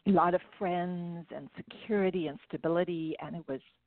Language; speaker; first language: English; native; English